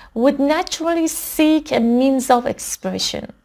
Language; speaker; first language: English; non-native, fluent; Persian